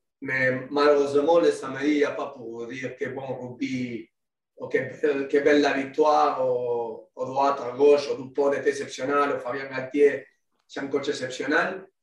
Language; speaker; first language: French; non-native, learner; Spanish